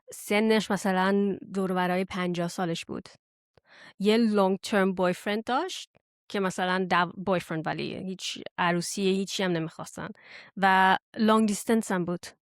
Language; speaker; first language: Persian; early bilingual, heritage; Persian